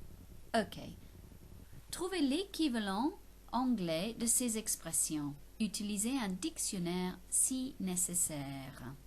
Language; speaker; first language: French; non-native, fluent; English